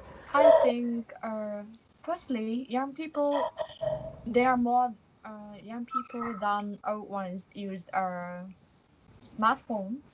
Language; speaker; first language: English; non-native, learner; Vietnamese